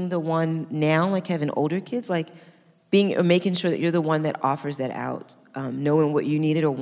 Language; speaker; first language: English; native; English